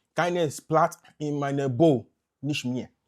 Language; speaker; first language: German; non-native, learner; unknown